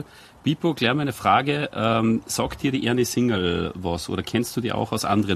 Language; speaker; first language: German; native; German